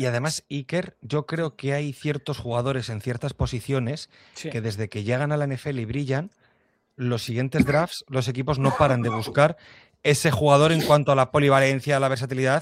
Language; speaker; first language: Spanish; native; Spanish